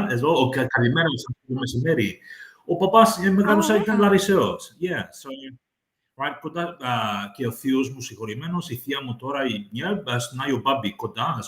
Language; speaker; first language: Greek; early bilingual, heritage; English